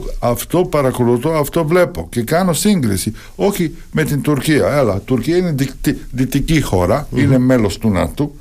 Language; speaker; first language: Greek; non-native, fluent; Serbian